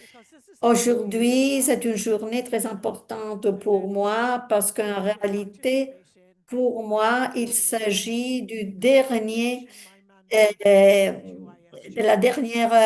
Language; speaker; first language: French; non-native, fluent; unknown